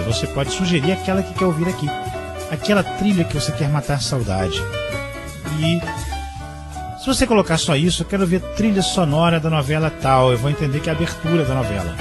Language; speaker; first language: Portuguese; native; Portuguese